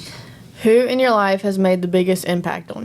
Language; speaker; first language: English; native; English